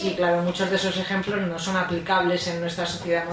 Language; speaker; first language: Spanish; native; Spanish